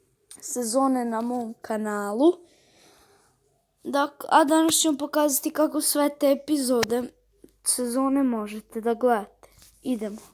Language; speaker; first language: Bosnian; early bilingual, heritage; Croatian